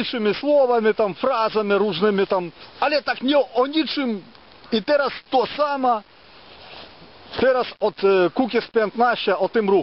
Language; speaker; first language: Polish; non-native, fluent; Ukrainian